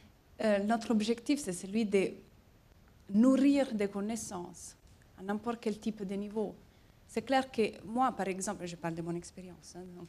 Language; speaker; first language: French; non-native, fluent; Italian